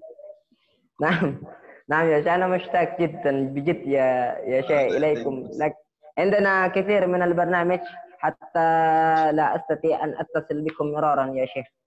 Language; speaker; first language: Arabic; non-native, fluent; Indonesian